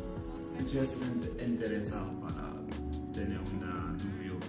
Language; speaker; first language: Spanish; non-native, learner; French